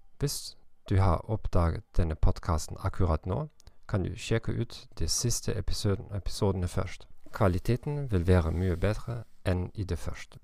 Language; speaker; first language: Norwegian; non-native, learner; German